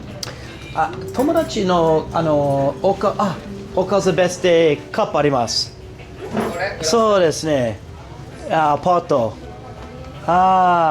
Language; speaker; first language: Japanese; non-native, learner; English